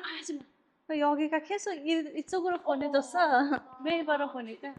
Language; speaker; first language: Korean; non-native, learner; Nepali